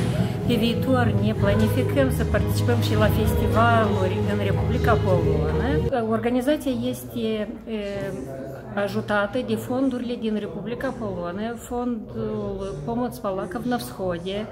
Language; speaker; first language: Romanian; non-native, local second language; Russian